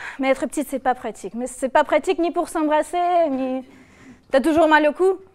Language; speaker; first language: French; non-native, fluent; Russian